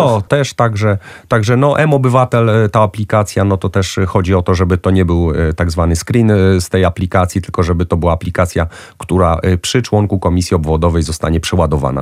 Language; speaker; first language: Polish; native; Polish